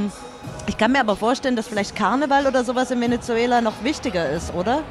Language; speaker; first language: German; native; German